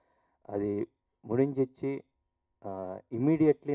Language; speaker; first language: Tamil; non-native, learner; Telugu